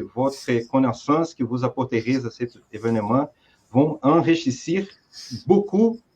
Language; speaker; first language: French; non-native, fluent; Portuguese